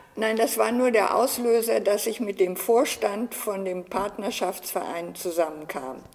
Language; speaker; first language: German; native; German